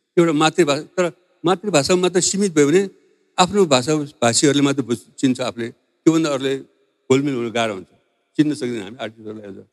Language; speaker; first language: Nepali; non-native, local second language; Newari